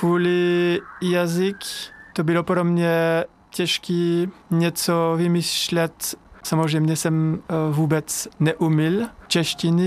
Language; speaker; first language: Czech; non-native, learner; French